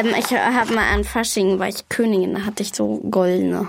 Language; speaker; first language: German; native; German